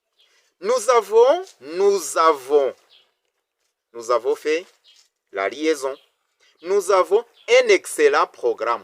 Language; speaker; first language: French; non-native, local second language; Kinyarwanda